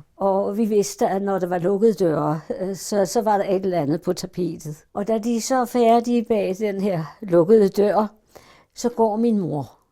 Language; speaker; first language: Danish; early bilingual, other home language; German